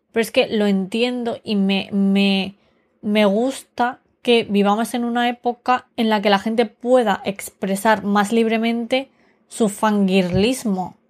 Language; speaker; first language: Spanish; early bilingual, other home language; Romanian